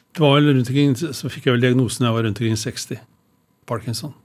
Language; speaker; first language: Norwegian; native; Norwegian